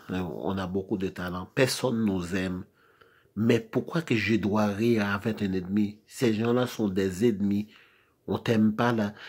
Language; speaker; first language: French; non-native, local second language; Haitian Creole